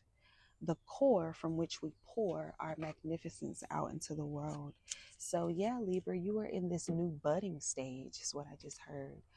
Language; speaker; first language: English; native; English